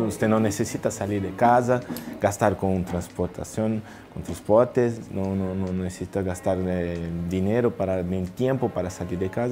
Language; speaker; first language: Spanish; non-native, learner; Portuguese